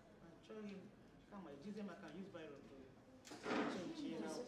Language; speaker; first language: Igbo; native; Igbo